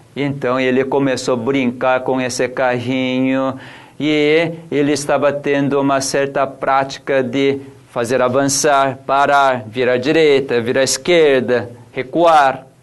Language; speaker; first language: Portuguese; non-native, fluent; Korean